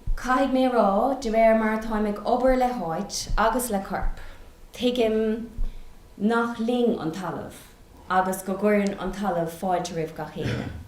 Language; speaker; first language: Irish; non-native, local second language; English